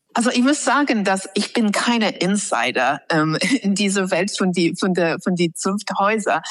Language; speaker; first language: German; non-native, fluent; English